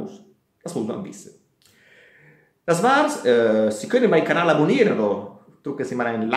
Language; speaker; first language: German; non-native, fluent; Italian